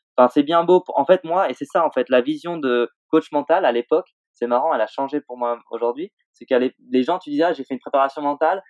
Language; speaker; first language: French; native; French